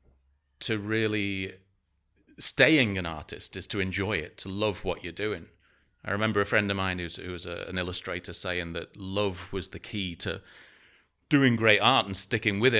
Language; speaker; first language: English; native; English